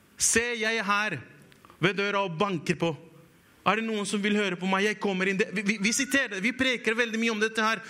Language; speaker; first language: Norwegian; non-native, fluent; Spanish